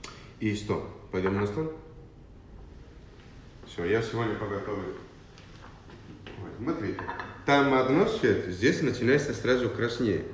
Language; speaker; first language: Russian; non-native, learner; Italian